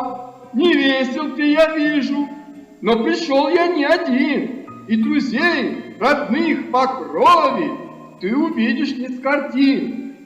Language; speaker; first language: Russian; native; Russian